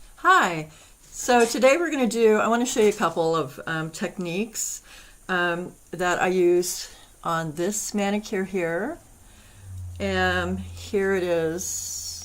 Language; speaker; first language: English; native; English